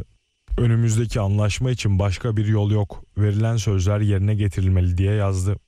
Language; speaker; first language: Turkish; native; Turkish